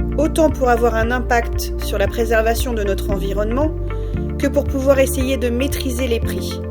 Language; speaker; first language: French; native; French